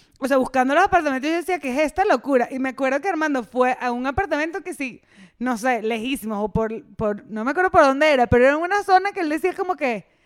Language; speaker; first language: Spanish; native; Spanish